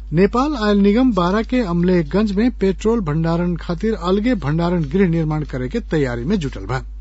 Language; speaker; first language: Bhojpuri; non-native, local second language; Nepali